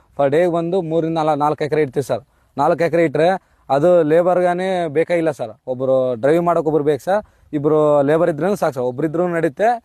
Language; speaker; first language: Kannada; native; Kannada